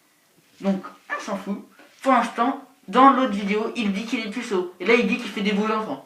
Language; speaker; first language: French; native; French